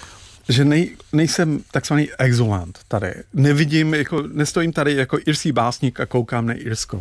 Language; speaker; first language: Czech; non-native, fluent; English